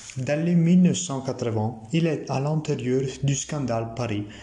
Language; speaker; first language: French; non-native, learner; Italian